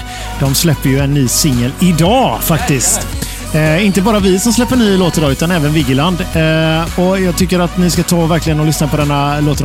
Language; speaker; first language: Swedish; native; Swedish